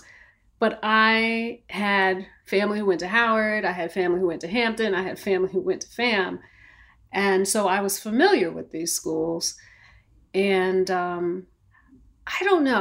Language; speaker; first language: English; native; English